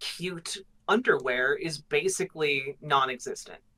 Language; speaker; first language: English; native; English